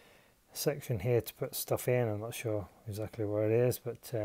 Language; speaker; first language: English; native; English